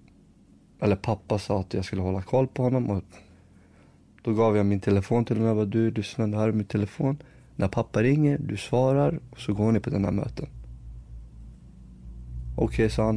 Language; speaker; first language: Swedish; early bilingual, other home language; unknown